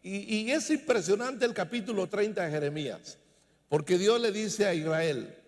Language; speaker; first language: Spanish; native; Spanish